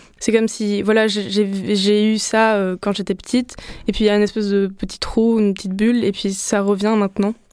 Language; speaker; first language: French; early bilingual, other home language; Spanish